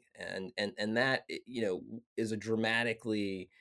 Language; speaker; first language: English; native; English